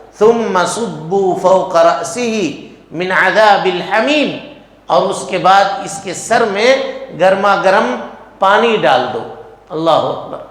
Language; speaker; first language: Urdu; native; Urdu